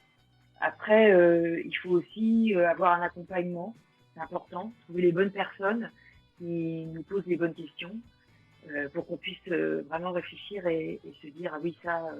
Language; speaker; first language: French; native; French